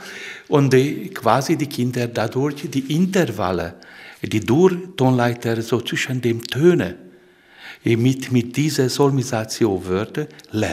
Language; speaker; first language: German; non-native, fluent; Hungarian